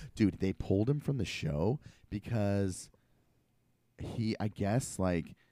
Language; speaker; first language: English; native; English